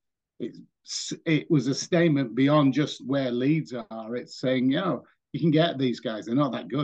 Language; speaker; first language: English; native; English